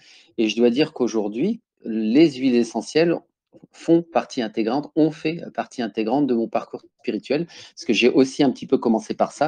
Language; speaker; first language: French; native; French